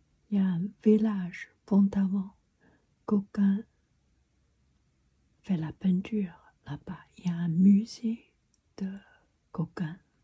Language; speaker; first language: French; non-native, learner; Chinese